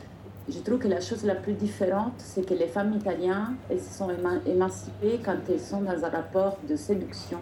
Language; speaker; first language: French; non-native, fluent; Italian